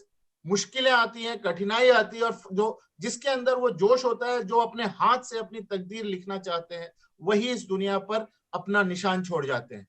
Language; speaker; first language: Hindi; native; Hindi